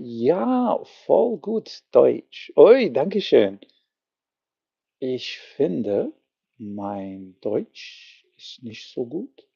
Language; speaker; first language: German; non-native, learner; English